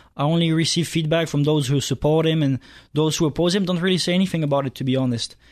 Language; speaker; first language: English; non-native, fluent; French